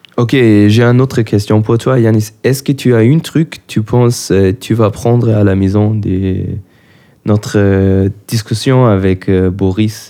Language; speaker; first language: French; non-native, learner; German